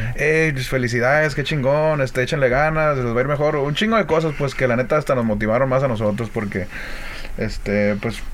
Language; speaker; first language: Spanish; native; Spanish